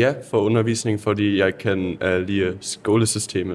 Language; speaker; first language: Danish; early bilingual, heritage; German